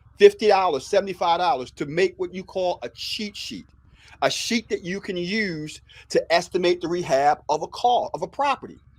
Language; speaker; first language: English; native; English